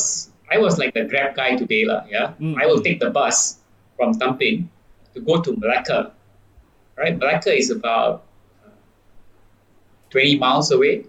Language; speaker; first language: English; non-native, local second language; Tamil